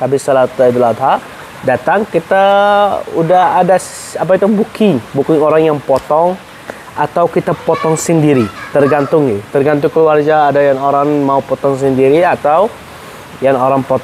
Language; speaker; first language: Indonesian; non-native, learner; Arabic